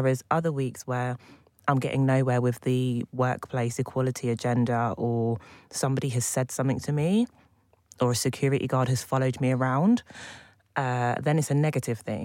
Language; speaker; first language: English; native; English